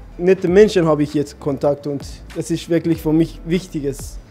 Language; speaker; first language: German; non-native, learner; Persian